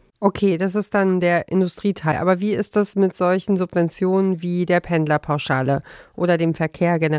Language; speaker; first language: German; native; German